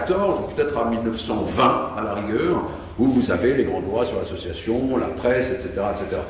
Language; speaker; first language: French; native; French